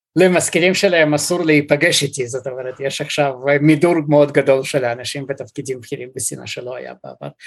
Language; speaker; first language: Hebrew; early bilingual, other home language; Russian